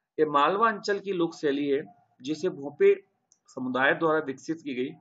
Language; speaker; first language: Hindi; native; Hindi